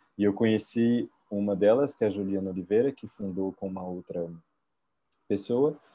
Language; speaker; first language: Portuguese; native; Portuguese